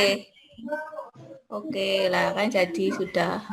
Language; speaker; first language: Indonesian; native; Indonesian